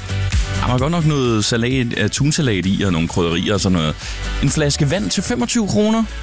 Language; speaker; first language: Danish; native; Danish